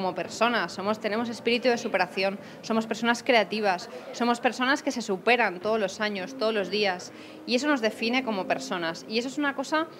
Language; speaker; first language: Spanish; native; Spanish